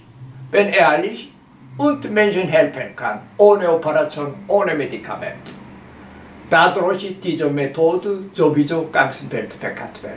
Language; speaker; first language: German; non-native, learner; Korean